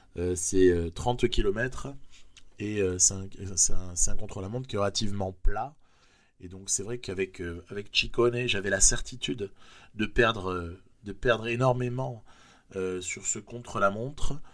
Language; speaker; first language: French; native; French